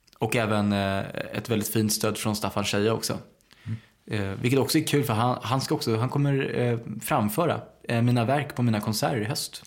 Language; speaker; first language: Swedish; native; Swedish